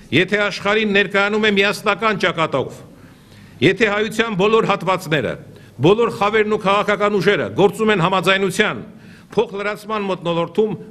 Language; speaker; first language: Armenian; native; Armenian